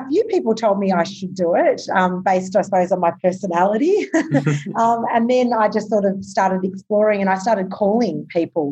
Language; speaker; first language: English; native; English